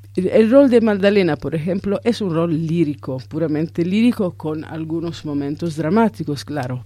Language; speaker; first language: Spanish; non-native, fluent; Italian